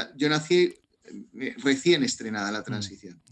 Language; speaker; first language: Spanish; native; Spanish